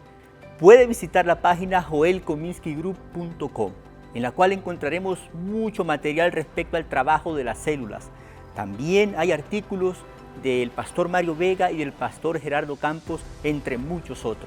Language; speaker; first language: Spanish; native; Spanish